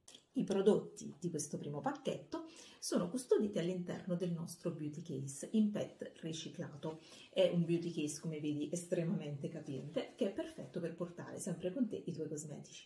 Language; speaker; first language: Italian; native; Italian